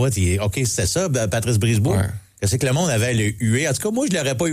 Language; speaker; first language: French; native; French